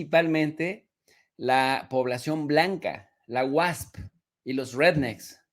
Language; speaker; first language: Spanish; native; Spanish